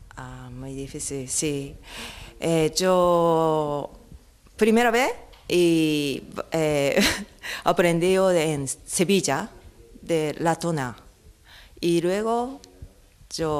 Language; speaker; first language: Spanish; non-native, learner; Japanese